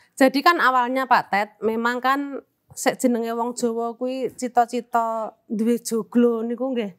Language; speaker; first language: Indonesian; non-native, local second language; Javanese